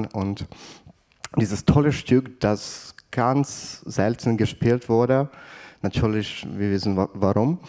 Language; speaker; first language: German; non-native, fluent; Ukrainian